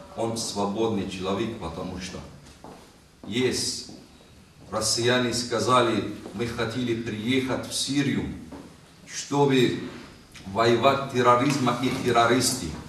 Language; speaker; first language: Russian; non-native, learner; Arabic